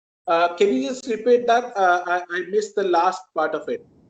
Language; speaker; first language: English; non-native, local second language; Marathi